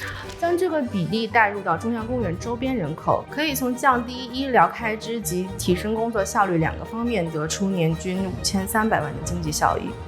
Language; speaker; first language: Chinese; native; Chinese